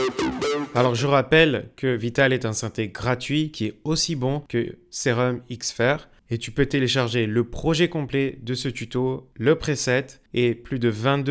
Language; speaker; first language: French; native; French